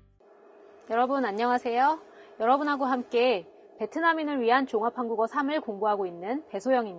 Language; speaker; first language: Korean; native; Korean